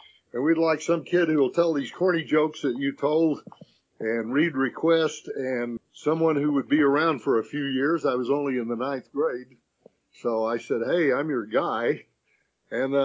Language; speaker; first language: English; native; English